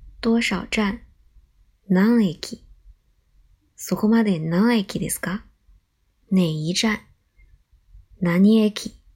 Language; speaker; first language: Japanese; non-native, fluent; Chinese